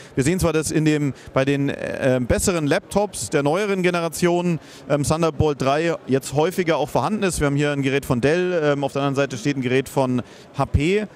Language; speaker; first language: German; native; German